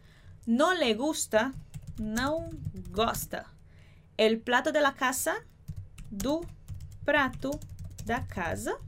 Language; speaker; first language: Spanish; non-native, fluent; Portuguese